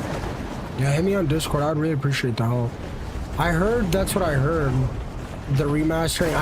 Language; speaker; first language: English; native; English